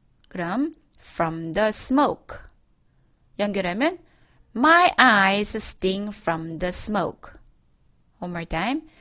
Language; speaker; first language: English; non-native, fluent; Korean